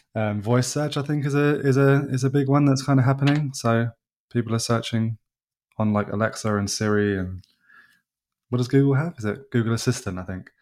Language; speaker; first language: English; native; English